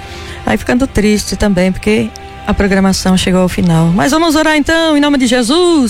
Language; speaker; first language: Portuguese; native; Portuguese